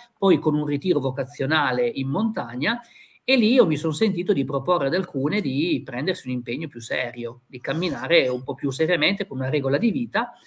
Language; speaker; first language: Italian; native; Italian